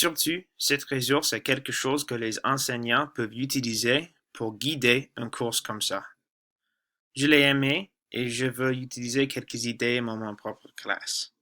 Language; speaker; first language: French; non-native, learner; English